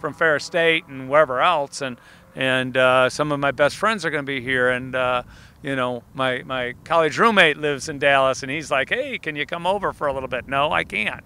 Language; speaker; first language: English; native; English